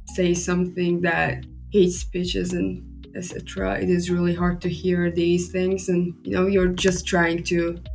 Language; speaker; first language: English; non-native, fluent; Turkish